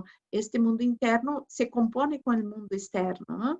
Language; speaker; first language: Spanish; non-native, learner; Portuguese